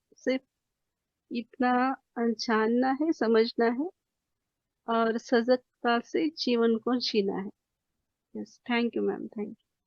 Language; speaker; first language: Hindi; non-native, local second language; Marathi